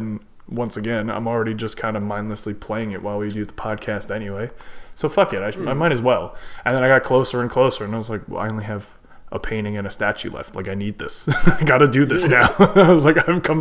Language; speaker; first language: English; native; English